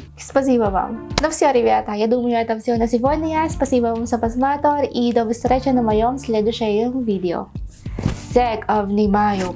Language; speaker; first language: Russian; non-native, learner; Filipino